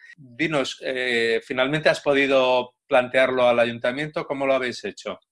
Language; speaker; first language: Spanish; native; Spanish